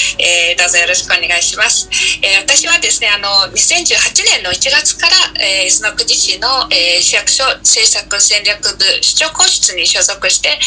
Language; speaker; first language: Japanese; non-native, fluent; Mongolian